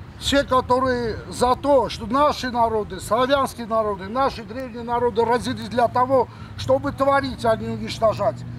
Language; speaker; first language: Russian; non-native, local second language; Armenian